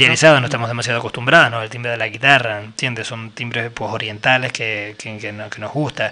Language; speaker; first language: Spanish; native; Spanish